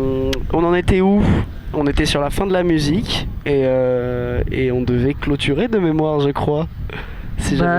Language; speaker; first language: French; native; French